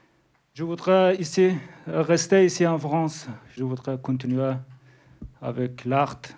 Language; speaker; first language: French; non-native, learner; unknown